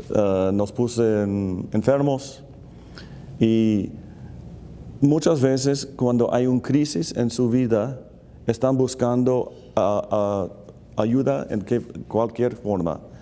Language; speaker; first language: Spanish; non-native, fluent; English